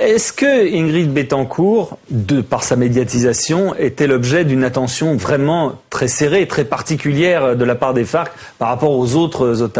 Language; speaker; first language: French; native; French